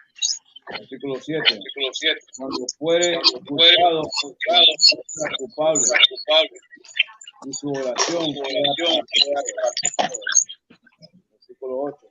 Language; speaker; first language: Spanish; non-native, learner; English